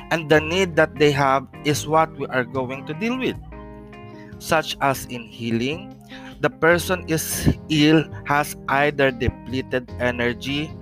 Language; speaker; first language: English; non-native, local second language; Filipino